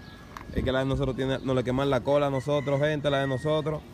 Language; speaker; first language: Spanish; native; Spanish